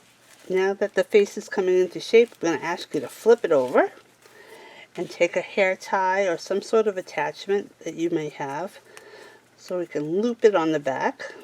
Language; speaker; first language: English; native; English